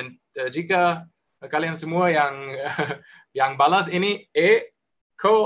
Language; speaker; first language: Indonesian; non-native, learner; German